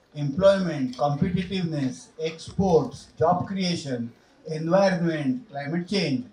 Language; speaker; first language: Hindi; non-native, local second language; Marathi